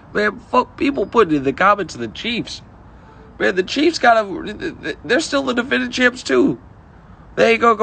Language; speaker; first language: English; native; English